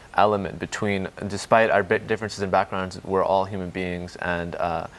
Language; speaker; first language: English; native; English